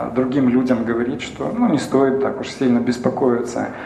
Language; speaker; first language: Russian; native; Russian